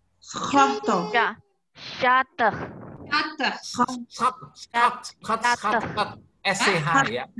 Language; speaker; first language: Dutch; non-native, learner; Indonesian